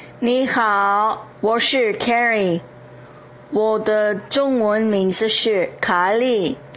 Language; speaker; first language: Chinese; non-native, learner; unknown